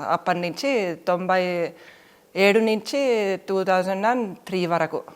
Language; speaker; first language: Telugu; non-native, fluent; Finnish